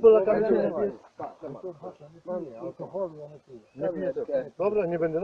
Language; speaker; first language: Polish; non-native, learner; Slovenian